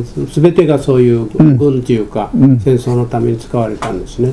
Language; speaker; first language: Japanese; native; Japanese